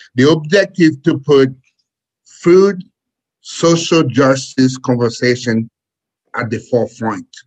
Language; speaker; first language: English; non-native, fluent; Haitian Creole